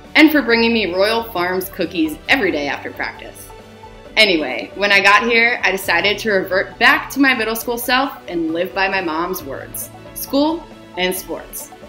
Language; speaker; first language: English; native; English